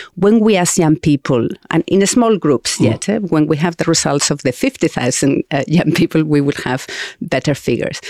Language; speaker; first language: English; non-native, fluent; Spanish